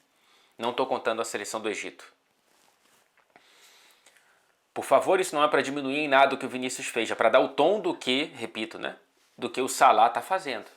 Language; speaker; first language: Portuguese; native; Portuguese